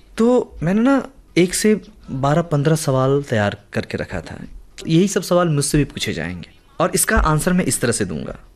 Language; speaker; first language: Hindi; native; Hindi